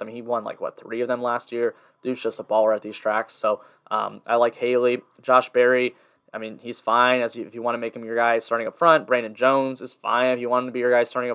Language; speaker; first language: English; native; English